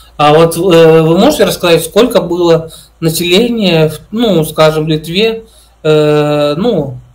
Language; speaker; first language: Russian; native; Russian